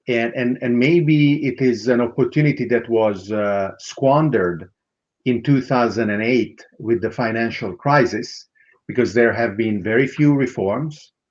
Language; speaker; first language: English; non-native, fluent; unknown